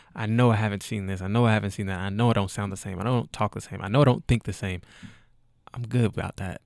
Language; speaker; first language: English; native; English